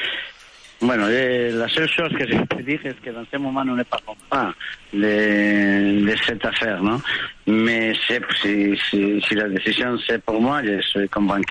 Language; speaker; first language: French; non-native, fluent; Spanish